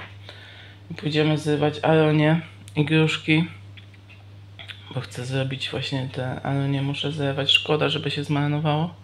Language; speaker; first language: Polish; native; Polish